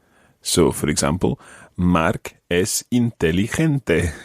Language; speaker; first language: Spanish; non-native, fluent; English